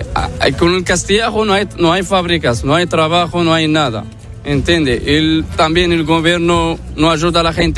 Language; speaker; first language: Spanish; non-native, learner; Arabic